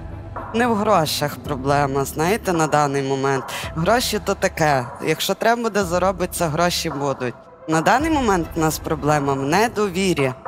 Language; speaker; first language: Ukrainian; native; Ukrainian